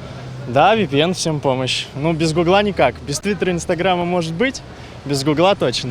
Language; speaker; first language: Russian; native; Russian